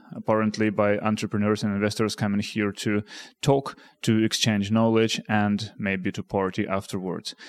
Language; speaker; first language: English; non-native, fluent; Ukrainian